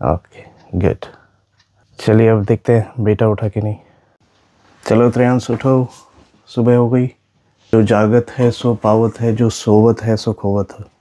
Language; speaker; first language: Hindi; native; Hindi